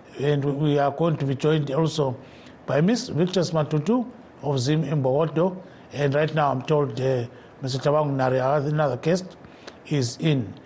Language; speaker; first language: English; non-native, local second language; North Ndebele